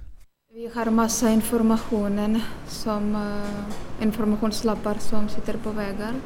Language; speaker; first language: Swedish; non-native, learner; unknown